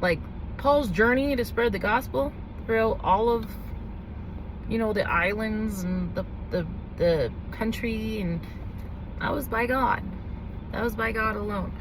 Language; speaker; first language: English; native; English